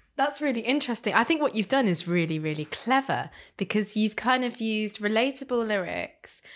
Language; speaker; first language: English; native; English